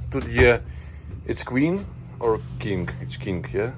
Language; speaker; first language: English; non-native, learner; Ukrainian